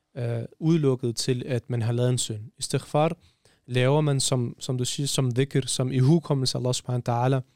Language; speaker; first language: Danish; early bilingual, other home language; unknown